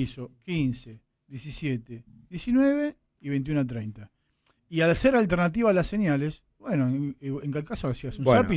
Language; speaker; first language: Spanish; native; Spanish